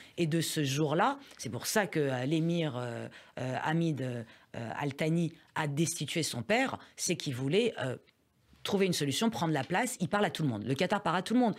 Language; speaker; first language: French; early bilingual, other home language; Persian